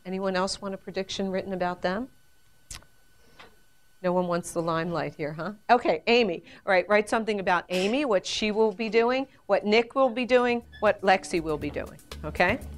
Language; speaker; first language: English; native; English